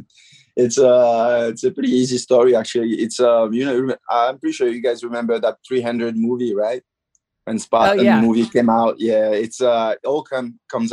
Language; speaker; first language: English; non-native, fluent; French